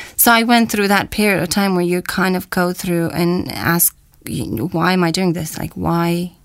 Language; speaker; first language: English; non-native, fluent; Romanian